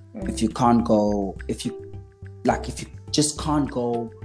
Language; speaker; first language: English; non-native, local second language; Zulu